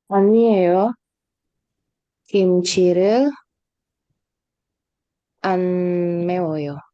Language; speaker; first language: Korean; non-native, learner; Indonesian